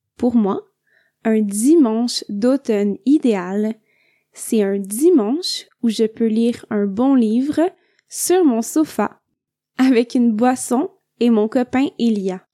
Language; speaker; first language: French; native; French